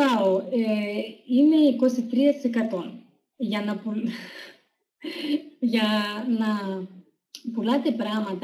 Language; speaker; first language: Greek; non-native, fluent; Russian